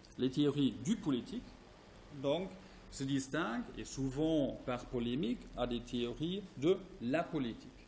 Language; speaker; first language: French; non-native, fluent; German